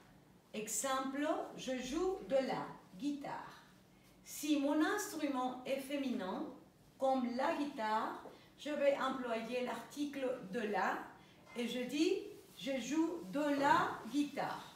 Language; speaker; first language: French; non-native, fluent; Spanish